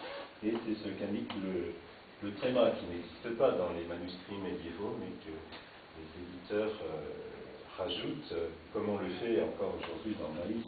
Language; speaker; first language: French; native; French